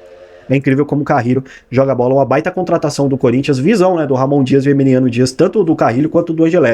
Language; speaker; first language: Portuguese; native; Portuguese